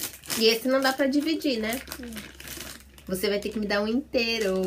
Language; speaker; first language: Portuguese; native; Portuguese